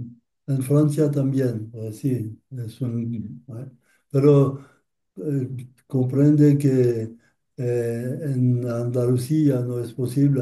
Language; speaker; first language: Spanish; non-native, learner; French